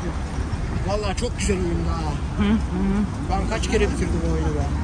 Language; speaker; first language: Turkish; native; Turkish